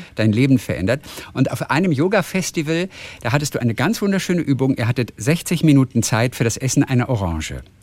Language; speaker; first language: German; native; German